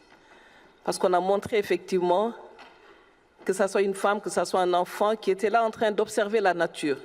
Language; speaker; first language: French; non-native, local second language; Wolof